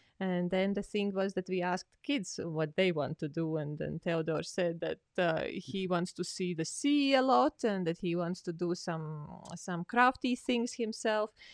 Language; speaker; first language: English; non-native, fluent; Latvian